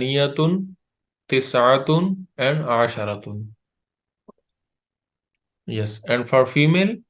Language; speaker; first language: English; non-native, fluent; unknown